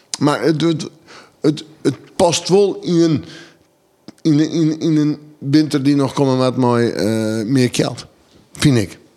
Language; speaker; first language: Dutch; non-native, local second language; Western Frisian